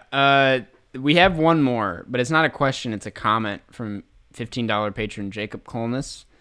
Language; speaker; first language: English; native; English